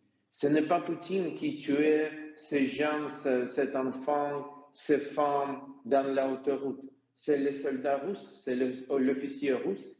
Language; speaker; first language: French; non-native, learner; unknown